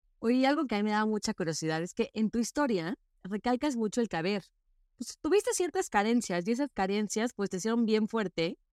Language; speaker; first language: Spanish; native; Spanish